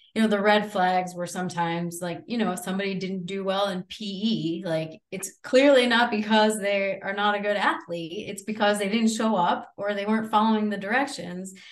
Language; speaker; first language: English; native; English